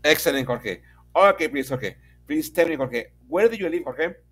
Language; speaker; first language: English; non-native, fluent; Spanish